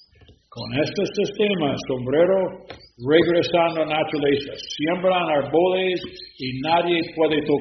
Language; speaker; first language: Spanish; non-native, learner; English